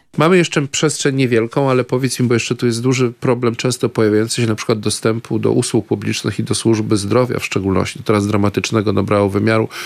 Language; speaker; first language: Polish; native; Polish